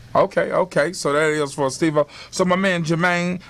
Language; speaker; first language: English; native; English